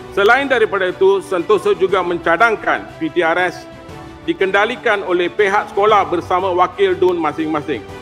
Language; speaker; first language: Malay; non-native, local second language; Tamil